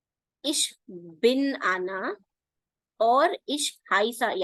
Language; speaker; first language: German; non-native, fluent; Hindi